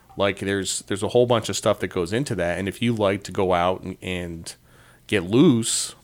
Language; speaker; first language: English; native; English